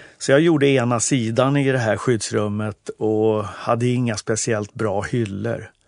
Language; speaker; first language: Swedish; native; Swedish